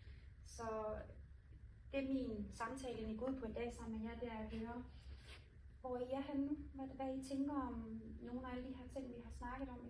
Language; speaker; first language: Danish; native; Danish